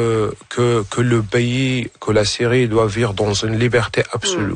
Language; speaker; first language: French; non-native, fluent; Arabic